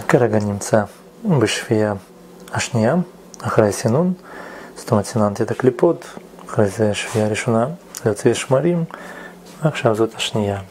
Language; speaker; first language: Hebrew; non-native, fluent; Russian